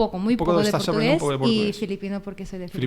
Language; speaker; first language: Spanish; non-native, fluent; Filipino